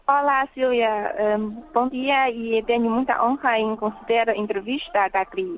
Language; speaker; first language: Portuguese; non-native, fluent; Chinese